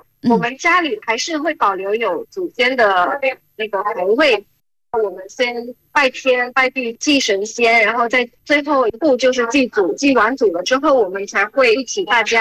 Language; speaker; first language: Chinese; non-native, fluent; Khmer